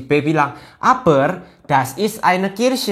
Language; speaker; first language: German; non-native, learner; Indonesian